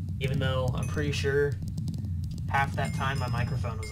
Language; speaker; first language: English; native; English